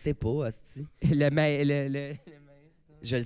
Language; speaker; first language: French; native; French